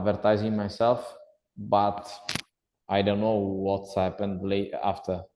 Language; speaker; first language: English; non-native, learner; Italian